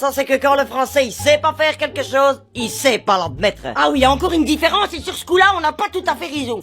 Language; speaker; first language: French; native; French